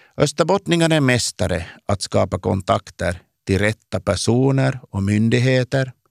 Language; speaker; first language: Swedish; native; Swedish